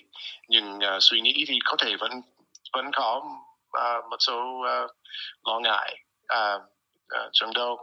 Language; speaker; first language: Vietnamese; non-native, fluent; English